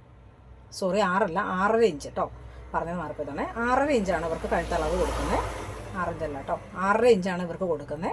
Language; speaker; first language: Malayalam; native; Malayalam